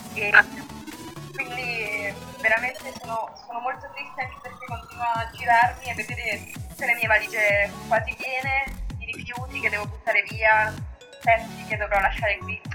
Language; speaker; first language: Italian; native; Italian